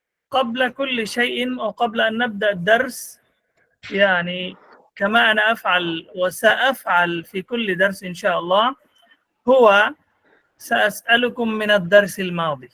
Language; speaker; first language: Arabic; non-native, fluent; Bangla